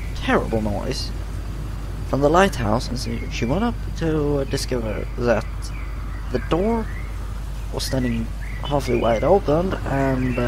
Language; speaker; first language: English; non-native, fluent; Swedish